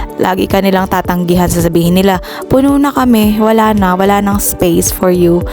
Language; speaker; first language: Filipino; native; Filipino